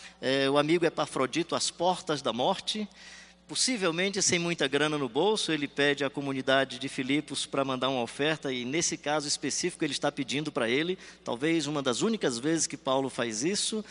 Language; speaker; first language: Portuguese; native; Portuguese